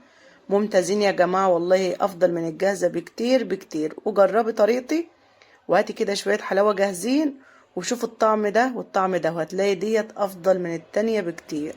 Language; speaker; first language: Arabic; native; Arabic